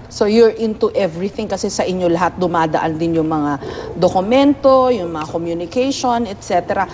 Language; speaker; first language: Filipino; native; Filipino